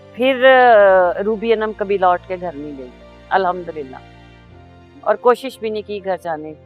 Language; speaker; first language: Urdu; non-native, local second language; Punjabi